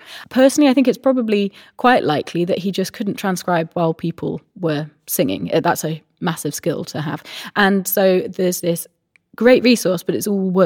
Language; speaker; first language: English; native; English